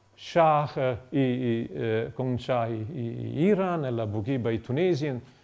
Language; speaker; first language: Danish; non-native, fluent; Bosnian